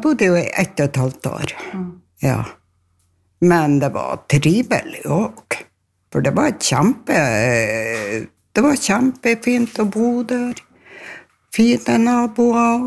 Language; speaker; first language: Norwegian; native; Norwegian